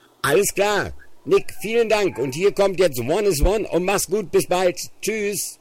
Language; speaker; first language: German; native; German